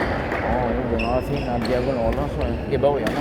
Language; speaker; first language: Swedish; native; Swedish